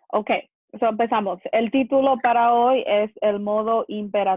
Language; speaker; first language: Spanish; non-native, fluent; English